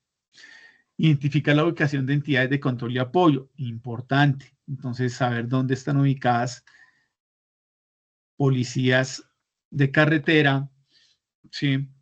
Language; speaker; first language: Spanish; native; Spanish